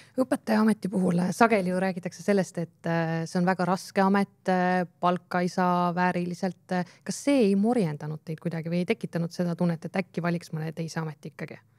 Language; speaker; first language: Estonian; native; Estonian